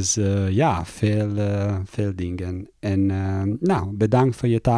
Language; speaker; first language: Dutch; non-native, learner; Italian